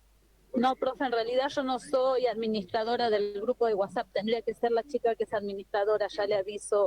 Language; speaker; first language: Spanish; native; Spanish